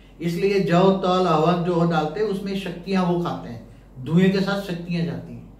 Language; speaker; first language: Hindi; non-native, local second language; Gujarati